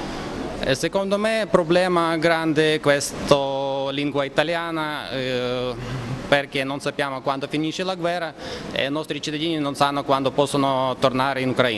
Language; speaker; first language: Italian; non-native, fluent; Ukrainian